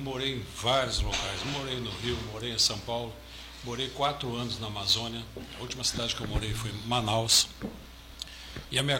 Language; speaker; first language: Portuguese; native; Portuguese